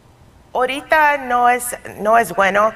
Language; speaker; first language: Spanish; non-native, learner; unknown